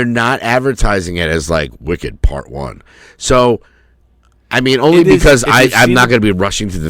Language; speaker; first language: English; native; English